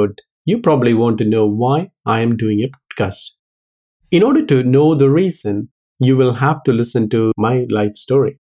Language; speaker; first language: English; non-native, local second language; Malayalam